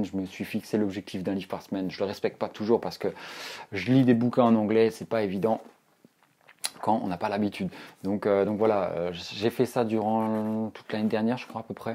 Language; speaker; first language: French; native; French